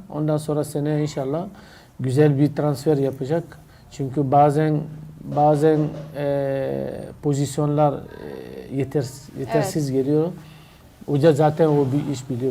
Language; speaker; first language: Turkish; non-native, learner; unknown